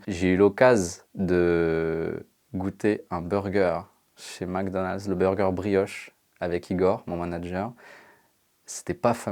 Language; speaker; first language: French; native; French